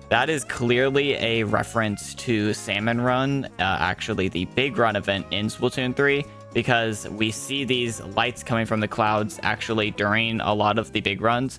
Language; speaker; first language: English; native; English